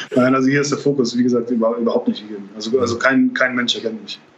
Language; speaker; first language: German; native; German